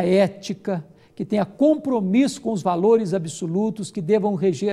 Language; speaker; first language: Portuguese; native; Portuguese